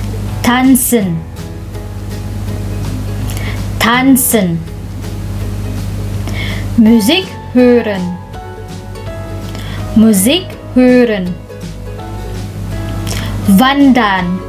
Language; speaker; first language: German; non-native, local second language; Filipino